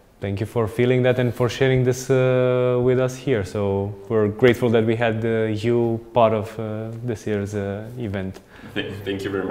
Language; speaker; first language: English; non-native, fluent; Romanian